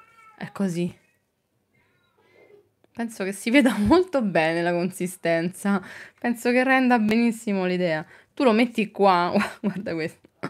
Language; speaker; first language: Italian; native; Italian